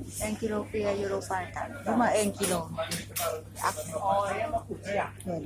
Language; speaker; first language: Dutch; non-native, learner; Thai